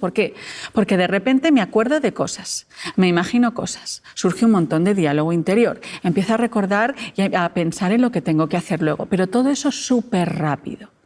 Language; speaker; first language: Spanish; native; Spanish